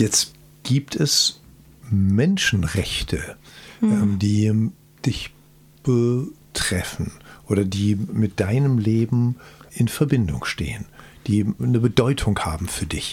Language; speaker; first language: German; native; German